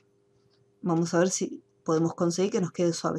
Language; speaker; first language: Spanish; native; Spanish